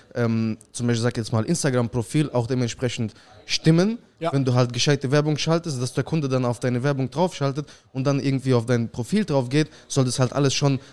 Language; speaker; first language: German; early bilingual, other home language; Russian